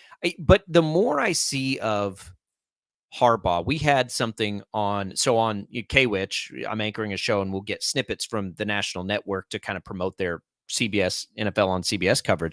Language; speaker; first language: English; native; English